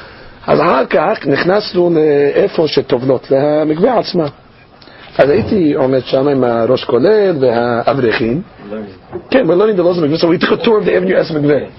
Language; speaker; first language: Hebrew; non-native, fluent; English